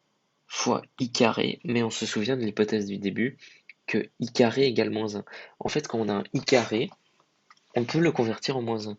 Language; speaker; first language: French; native; French